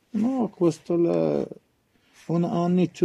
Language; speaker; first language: Italian; non-native, learner; Arabic